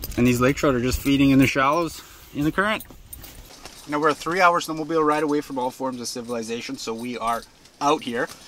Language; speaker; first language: English; native; English